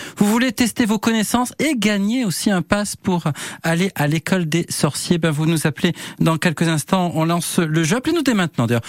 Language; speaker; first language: French; native; French